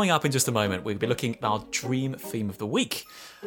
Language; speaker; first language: English; native; English